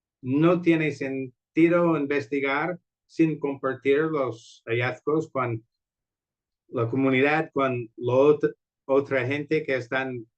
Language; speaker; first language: Spanish; non-native, fluent; English